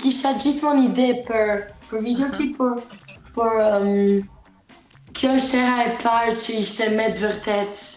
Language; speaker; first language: Albanian; early bilingual, heritage; Albanian